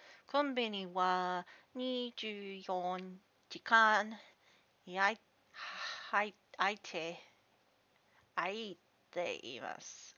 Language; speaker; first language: Japanese; non-native, learner; English